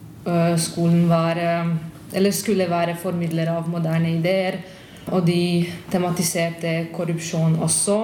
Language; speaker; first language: Norwegian; non-native, fluent; Hungarian